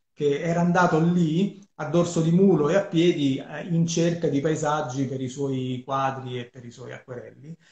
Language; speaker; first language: Italian; native; Italian